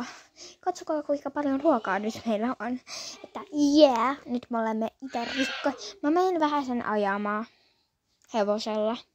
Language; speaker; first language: Finnish; early bilingual, other home language; Polish